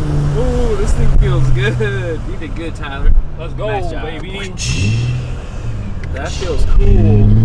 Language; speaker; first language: English; native; English